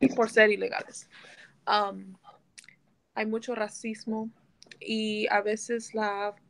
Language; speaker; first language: Spanish; early bilingual, heritage; Spanish